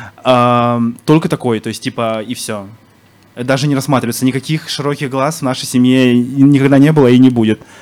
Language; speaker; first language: Russian; native; Russian